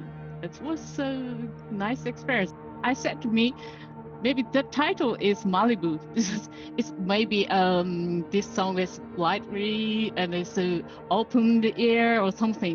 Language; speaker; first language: English; non-native, learner; Japanese